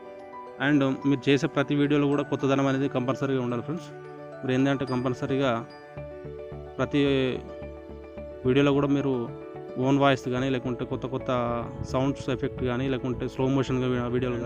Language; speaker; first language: Telugu; native; Telugu